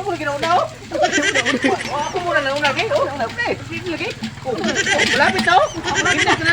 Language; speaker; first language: Filipino; non-native, local second language; Cebuano